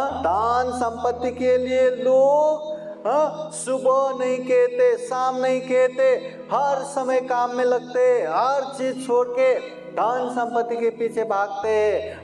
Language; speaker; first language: Hindi; non-native, local second language; Marathi